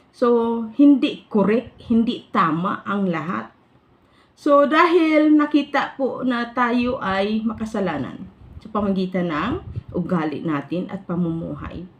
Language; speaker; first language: Filipino; non-native, local second language; Hiligaynon